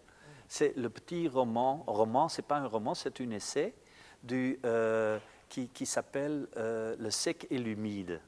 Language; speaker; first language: French; non-native, local second language; Dutch